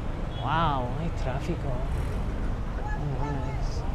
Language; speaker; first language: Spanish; non-native, learner; English